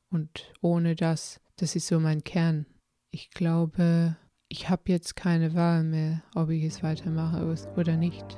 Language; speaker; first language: German; early bilingual, heritage; English